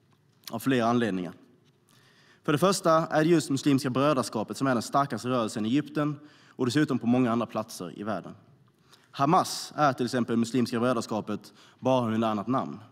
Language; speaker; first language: Swedish; native; Swedish